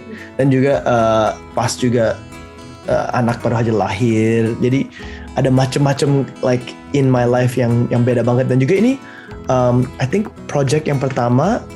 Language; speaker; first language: Indonesian; early bilingual, heritage; Indonesian